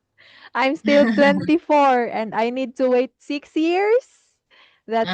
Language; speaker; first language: English; non-native, fluent; Filipino